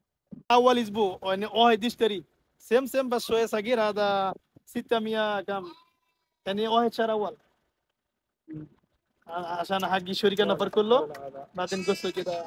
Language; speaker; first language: Arabic; non-native, learner; Bangla